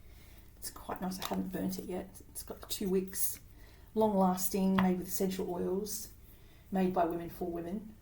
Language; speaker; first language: English; native; English